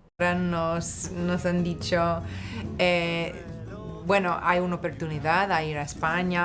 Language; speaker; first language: Spanish; non-native, fluent; English